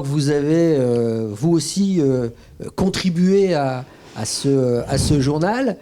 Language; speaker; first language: French; native; French